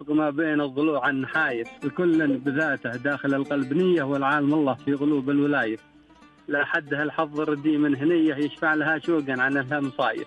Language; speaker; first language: Arabic; non-native, local second language; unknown